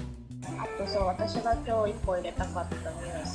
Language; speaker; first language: Japanese; native; Japanese